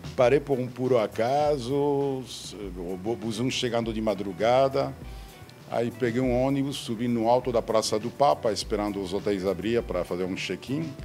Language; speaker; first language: Portuguese; non-native, fluent; French